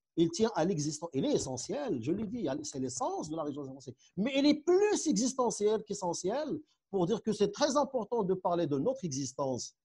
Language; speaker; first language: French; non-native, local second language; Central Atlas Tamazight